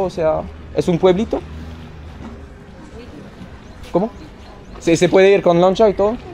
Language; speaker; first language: Spanish; non-native, fluent; French